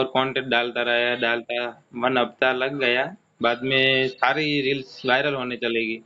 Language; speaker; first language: Hindi; non-native, local second language; Gujarati